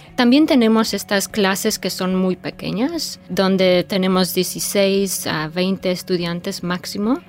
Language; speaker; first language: Spanish; non-native, fluent; Polish